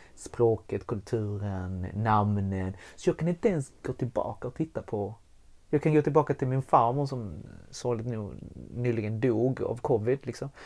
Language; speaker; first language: Swedish; early bilingual, other home language; Spanish